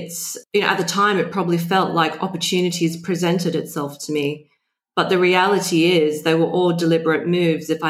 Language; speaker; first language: English; native; English